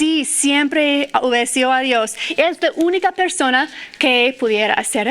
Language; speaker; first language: Spanish; non-native, fluent; English